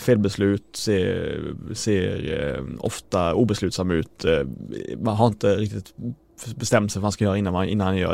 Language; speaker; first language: Swedish; native; Swedish